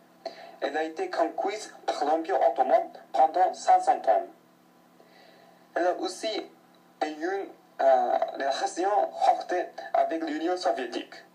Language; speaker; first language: French; non-native, learner; Japanese